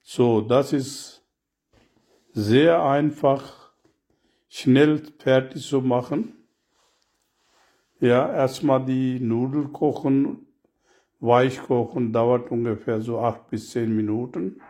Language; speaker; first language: German; non-native, learner; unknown